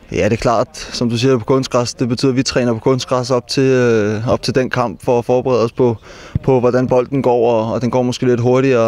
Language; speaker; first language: Danish; native; Danish